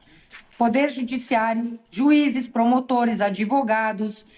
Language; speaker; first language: Portuguese; native; Portuguese